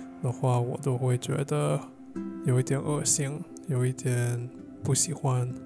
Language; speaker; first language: Chinese; non-native, fluent; English